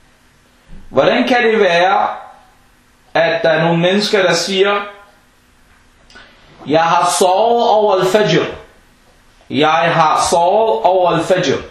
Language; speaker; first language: Danish; non-native, fluent; Arabic